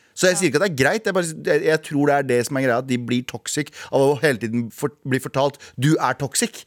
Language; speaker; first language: Norwegian; early bilingual, other home language; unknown